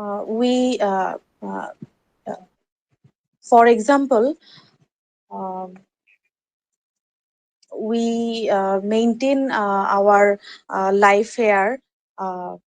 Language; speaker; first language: English; non-native, learner; Bangla